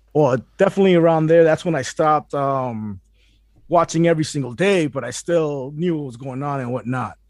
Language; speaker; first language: English; early bilingual, other home language; Spanish